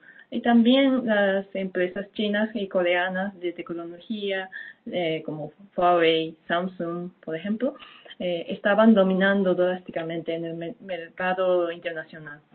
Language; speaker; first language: Spanish; non-native, fluent; Japanese